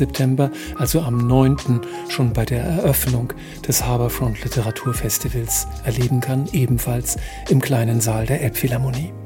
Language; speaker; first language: German; native; German